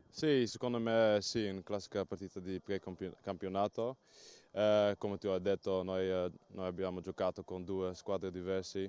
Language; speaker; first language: Italian; non-native, learner; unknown